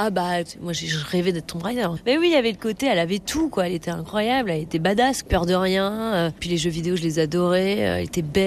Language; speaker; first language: French; native; French